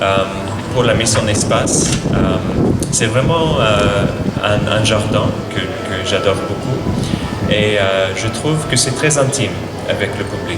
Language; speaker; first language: French; non-native, fluent; English